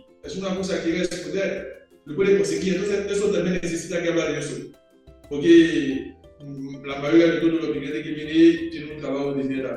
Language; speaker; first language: Spanish; non-native, learner; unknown